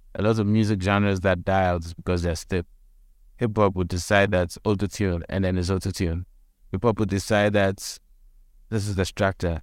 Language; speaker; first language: English; non-native, local second language; Akan